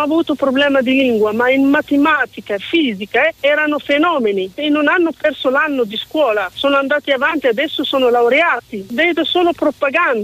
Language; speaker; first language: Italian; non-native, fluent; Arabic